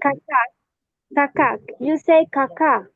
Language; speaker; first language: English; non-native, fluent; Arabic